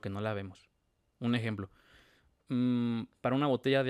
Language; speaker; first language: Spanish; native; Spanish